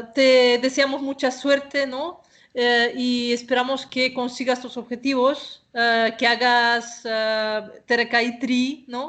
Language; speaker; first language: Spanish; non-native, fluent; Russian